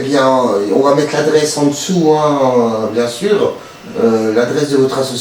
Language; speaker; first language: French; native; French